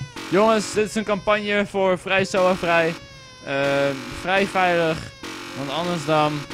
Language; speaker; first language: Dutch; native; Dutch